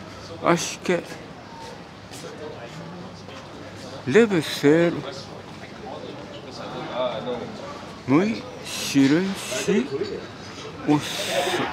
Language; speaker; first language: Spanish; non-native, learner; Japanese